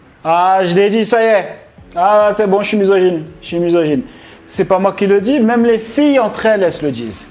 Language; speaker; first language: French; native; French